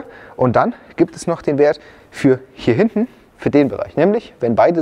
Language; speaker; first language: German; native; German